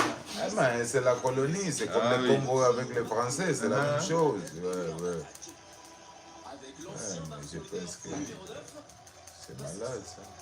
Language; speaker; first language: French; non-native, learner; Portuguese